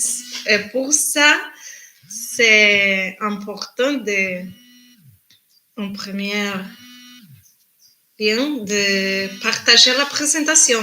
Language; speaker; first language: French; non-native, learner; Spanish